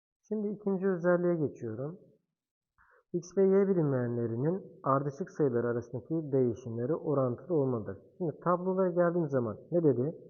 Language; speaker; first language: Turkish; native; Turkish